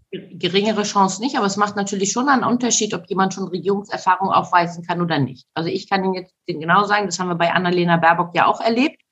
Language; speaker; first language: German; early bilingual, other home language; Turkish